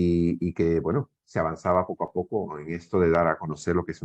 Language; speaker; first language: Spanish; native; Spanish